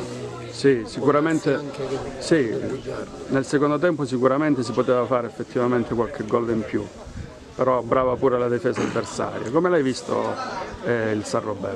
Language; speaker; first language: Italian; native; Italian